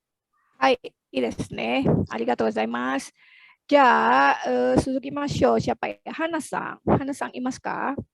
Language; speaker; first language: Japanese; non-native, fluent; Indonesian